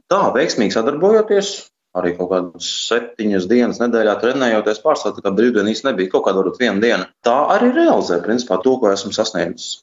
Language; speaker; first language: Latvian; native; Latvian